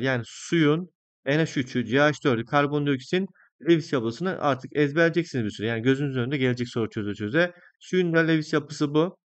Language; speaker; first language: Turkish; native; Turkish